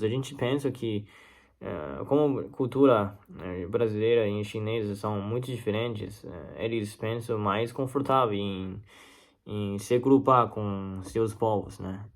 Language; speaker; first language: Portuguese; non-native, learner; Chinese